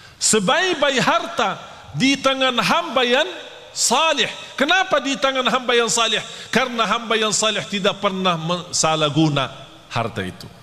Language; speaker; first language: Malay; non-native, fluent; Arabic